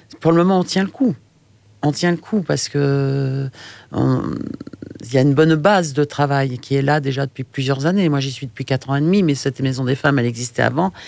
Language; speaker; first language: French; native; French